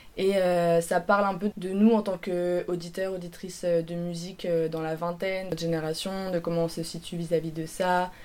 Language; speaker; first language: French; native; French